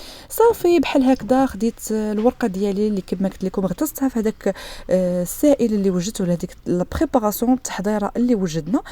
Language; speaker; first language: Arabic; native; Arabic